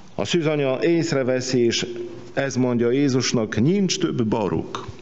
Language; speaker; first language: Hungarian; non-native, fluent; Polish